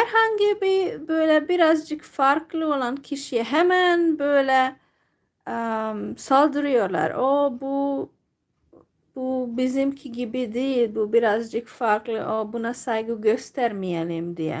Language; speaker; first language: Turkish; non-native, fluent; Hungarian